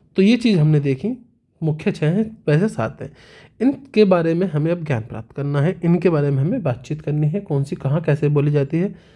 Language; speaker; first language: Hindi; native; Hindi